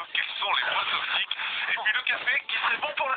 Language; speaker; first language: French; native; French